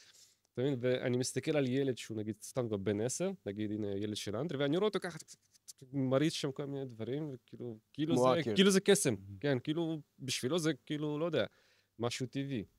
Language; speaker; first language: Hebrew; native; Hebrew